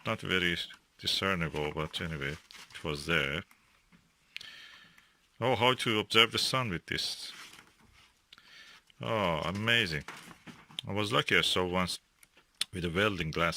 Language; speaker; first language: English; non-native, fluent; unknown